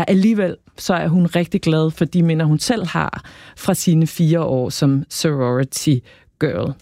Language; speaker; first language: Danish; native; Danish